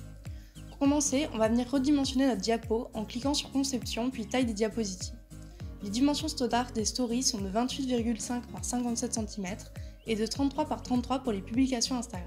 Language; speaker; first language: French; native; French